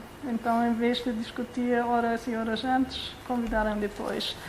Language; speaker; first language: Portuguese; non-native, fluent; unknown